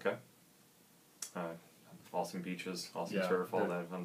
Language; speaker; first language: English; native; English